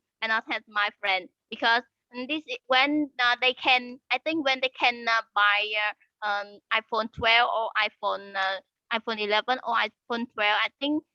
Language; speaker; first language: English; non-native, learner; Vietnamese